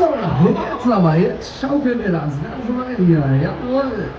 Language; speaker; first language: German; native; German